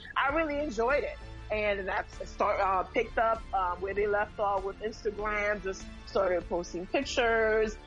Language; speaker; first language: English; early bilingual, other home language; Haitian Creole